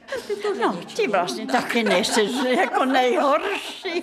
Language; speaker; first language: Czech; non-native, fluent; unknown